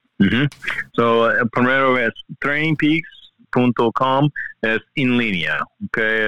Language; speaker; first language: Spanish; non-native, learner; English